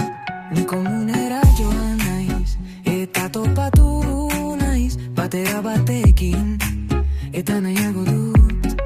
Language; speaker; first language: Basque; non-native, local second language; Spanish